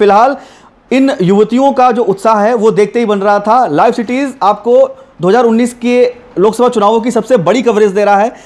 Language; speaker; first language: Hindi; native; Hindi